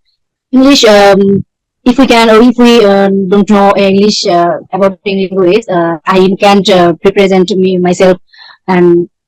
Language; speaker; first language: English; non-native, learner; Bangla